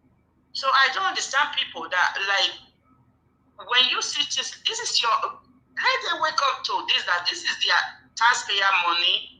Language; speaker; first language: English; non-native, local second language; Bini